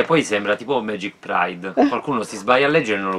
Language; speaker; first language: Italian; native; Italian